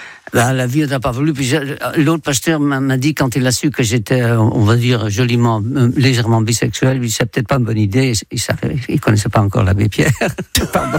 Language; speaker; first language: French; non-native, fluent; Dutch